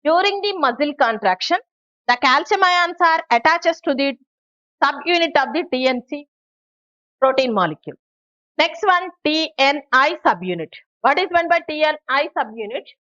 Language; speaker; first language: English; non-native, local second language; Telugu